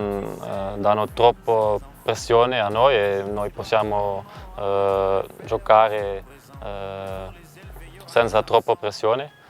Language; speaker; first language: Italian; non-native, learner; Dutch